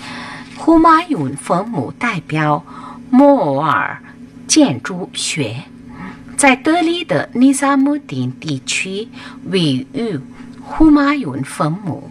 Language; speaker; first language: Chinese; non-native, fluent; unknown